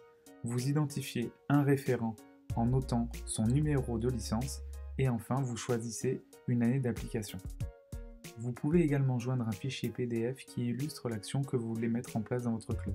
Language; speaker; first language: French; native; French